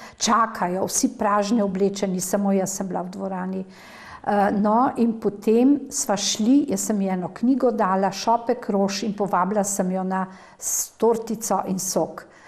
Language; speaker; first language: Slovenian; native; Slovenian